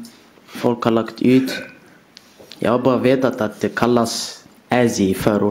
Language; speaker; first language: Swedish; early bilingual, other home language; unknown